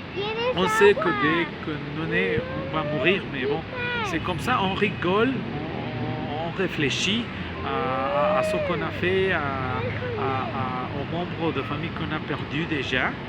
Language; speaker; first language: French; non-native, learner; Spanish